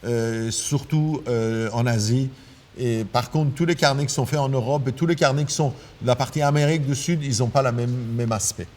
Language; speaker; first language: French; non-native, fluent; Persian